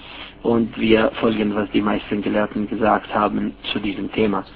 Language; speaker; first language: German; non-native, fluent; Arabic